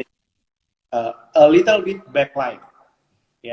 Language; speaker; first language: English; non-native, fluent; Indonesian